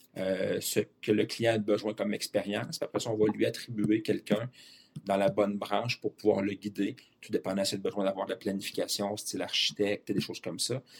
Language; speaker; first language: French; native; French